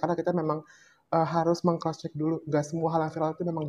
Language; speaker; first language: Indonesian; native; Indonesian